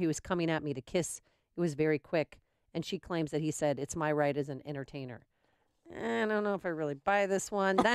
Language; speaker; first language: English; native; English